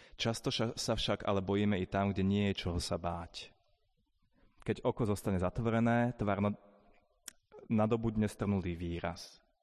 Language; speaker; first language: Slovak; native; Slovak